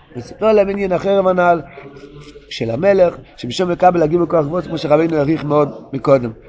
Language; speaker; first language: Hebrew; non-native, local second language; Yiddish